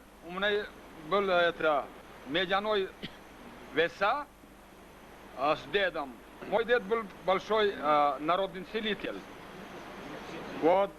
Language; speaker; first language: Russian; non-native, learner; Tajik